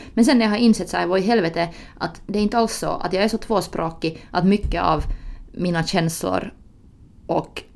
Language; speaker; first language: Swedish; early bilingual, other home language; Finnish